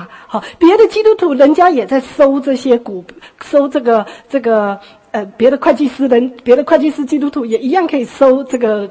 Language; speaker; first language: Chinese; native; Chinese